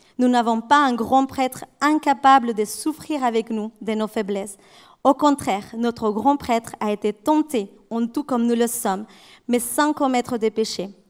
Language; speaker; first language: French; non-native, fluent; Spanish